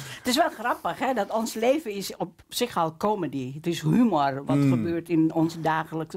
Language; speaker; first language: Dutch; non-native, fluent; Indonesian